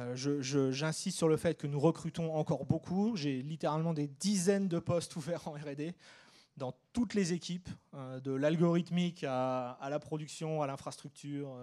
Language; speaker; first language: French; native; French